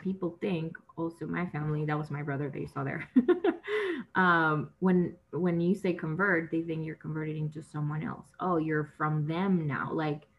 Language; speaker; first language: English; non-native, fluent; Spanish